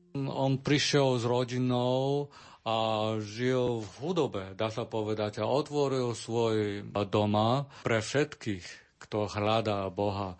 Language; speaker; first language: Slovak; non-native, learner; Chinese